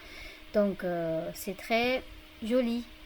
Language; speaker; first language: French; non-native, fluent; Burmese